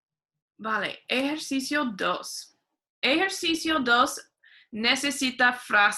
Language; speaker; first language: Spanish; non-native, fluent; English